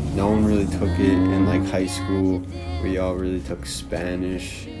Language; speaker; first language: English; early bilingual, other home language; Italian